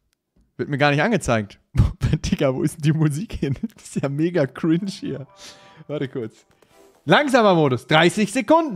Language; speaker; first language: German; native; German